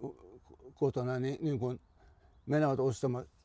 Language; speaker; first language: Finnish; non-native, fluent; Turkish